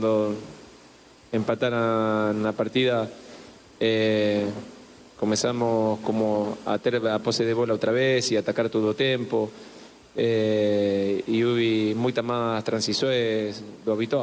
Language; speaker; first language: Portuguese; non-native, learner; Spanish